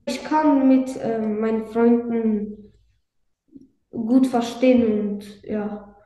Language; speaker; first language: German; early bilingual, other home language; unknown